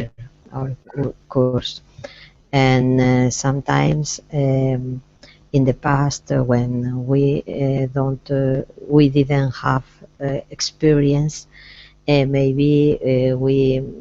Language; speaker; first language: English; non-native, learner; Spanish